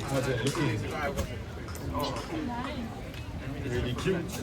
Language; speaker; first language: English; non-native, local second language; Samoan